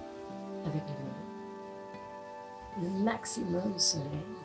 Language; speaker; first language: French; non-native, fluent; English